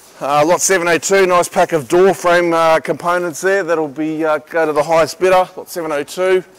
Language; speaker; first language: English; native; English